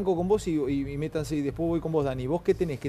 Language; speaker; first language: Spanish; native; Spanish